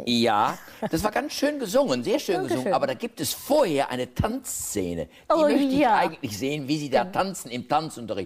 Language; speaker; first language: German; native; German